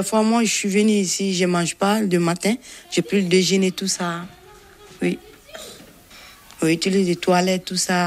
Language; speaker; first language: French; non-native, learner; Bambara